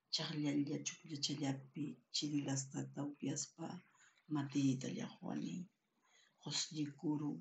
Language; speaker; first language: Spanish; non-native, local second language; Quechua